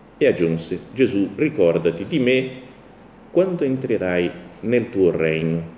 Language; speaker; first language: Italian; non-native, fluent; Portuguese